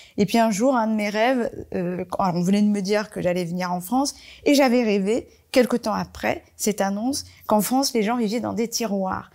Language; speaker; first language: French; early bilingual, other home language; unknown